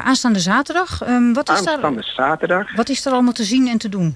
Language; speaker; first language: Dutch; native; Dutch